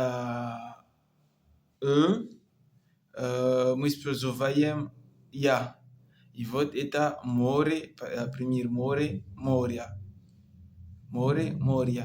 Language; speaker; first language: Russian; non-native, learner; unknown